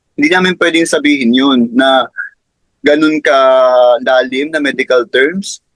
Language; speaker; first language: Filipino; native; Filipino